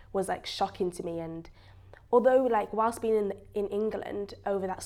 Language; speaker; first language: English; native; English